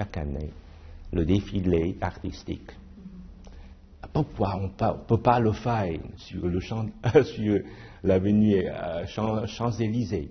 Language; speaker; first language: French; non-native, fluent; Chinese